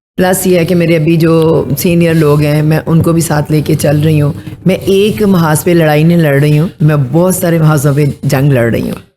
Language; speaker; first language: Urdu; non-native, local second language; Punjabi